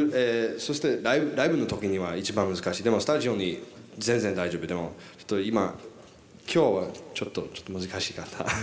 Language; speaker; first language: Japanese; non-native, learner; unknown